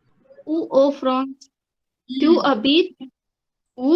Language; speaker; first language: French; non-native, learner; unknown